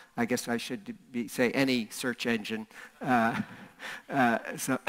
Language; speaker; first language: English; native; English